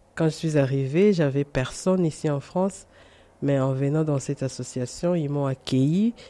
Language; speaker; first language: French; non-native, fluent; Portuguese